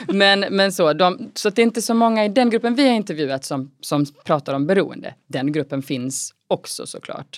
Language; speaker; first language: Swedish; native; Swedish